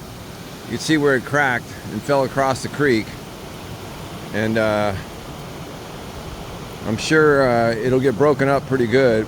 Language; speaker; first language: English; native; English